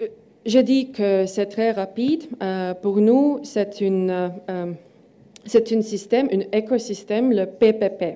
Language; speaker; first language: French; non-native, learner; Estonian